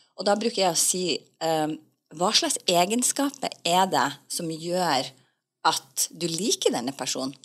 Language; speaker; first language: Norwegian; native; Norwegian